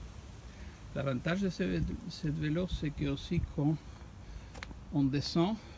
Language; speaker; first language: French; non-native, fluent; Spanish